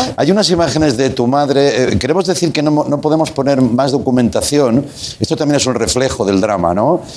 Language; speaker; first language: Spanish; non-native, local second language; Catalan